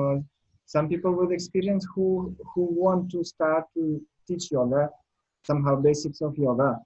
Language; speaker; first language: English; non-native, learner; Russian